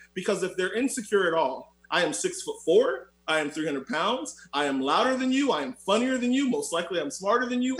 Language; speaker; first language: English; native; English